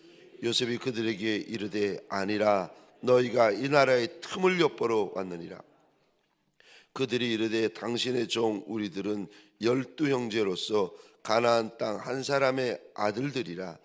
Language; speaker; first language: Korean; native; Korean